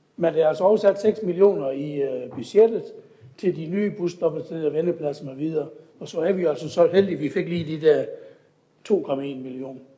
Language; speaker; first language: Danish; native; Danish